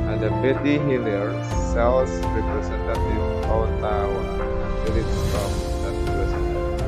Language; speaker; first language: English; non-native, fluent; Indonesian